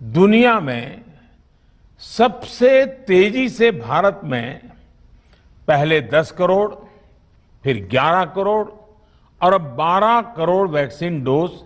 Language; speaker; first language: Hindi; non-native, local second language; Gujarati